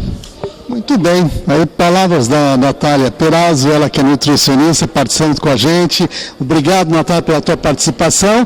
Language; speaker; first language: Portuguese; native; Portuguese